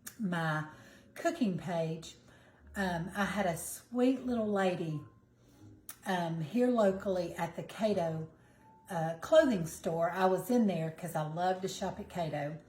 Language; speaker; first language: English; native; English